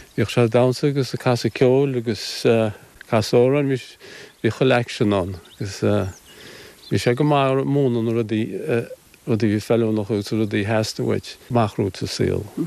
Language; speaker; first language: Irish; native; Irish